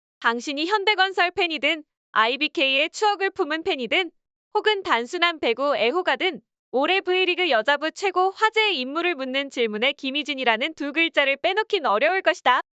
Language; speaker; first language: Korean; native; Korean